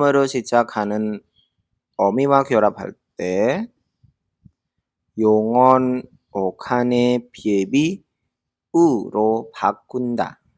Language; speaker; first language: Korean; non-native, fluent; Indonesian